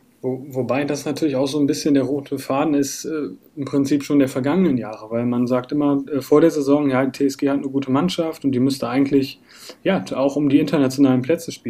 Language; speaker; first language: German; native; German